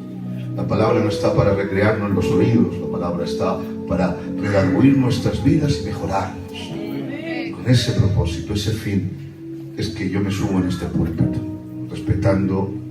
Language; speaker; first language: Spanish; native; Spanish